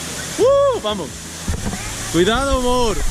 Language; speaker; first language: Spanish; non-native, learner; English